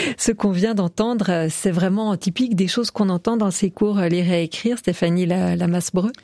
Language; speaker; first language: French; native; French